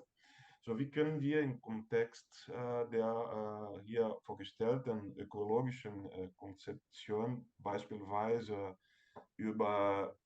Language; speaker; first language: German; non-native, fluent; Portuguese